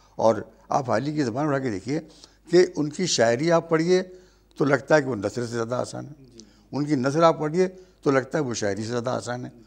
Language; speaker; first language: Urdu; native; Urdu